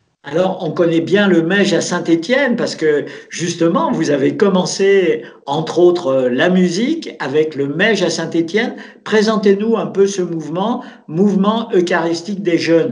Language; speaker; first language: French; native; French